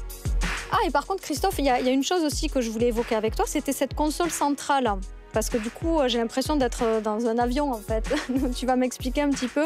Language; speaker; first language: French; native; French